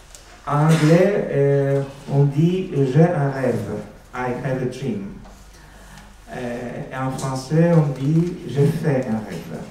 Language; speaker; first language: French; non-native, fluent; Greek